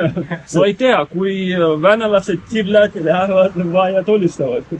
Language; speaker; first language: Estonian; non-native, learner; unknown